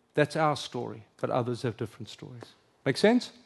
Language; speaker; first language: English; non-native, local second language; Afrikaans